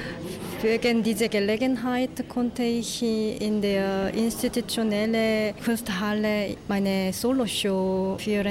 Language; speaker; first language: German; non-native, learner; Korean